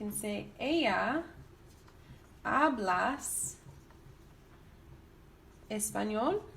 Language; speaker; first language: Spanish; non-native, learner; English